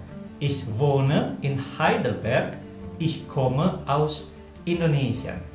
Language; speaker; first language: German; non-native, fluent; Indonesian